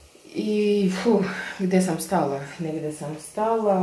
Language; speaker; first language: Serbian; non-native, learner; Russian